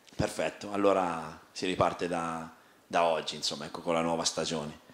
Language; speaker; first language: Italian; native; Italian